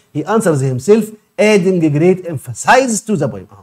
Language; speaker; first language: English; non-native, fluent; Arabic